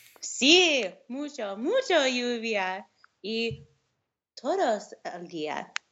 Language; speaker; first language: Spanish; non-native, learner; English